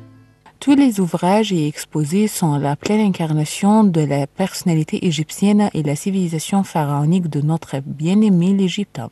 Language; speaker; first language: French; non-native, fluent; Arabic